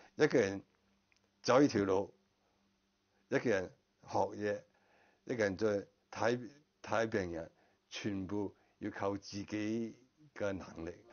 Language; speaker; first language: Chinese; non-native, local second language; Cantonese